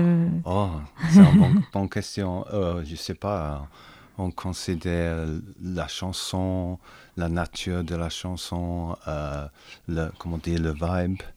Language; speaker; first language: French; non-native, learner; English